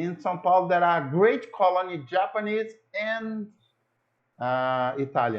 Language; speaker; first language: English; non-native, learner; Portuguese